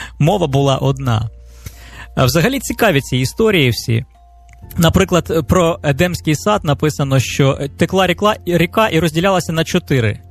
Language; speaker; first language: Ukrainian; native; Ukrainian